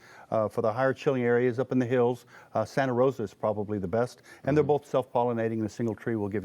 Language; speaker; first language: English; native; English